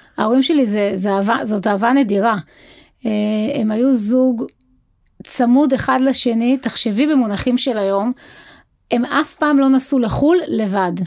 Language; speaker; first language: Hebrew; native; Hebrew